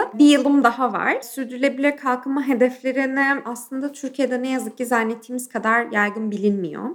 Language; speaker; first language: Turkish; native; Turkish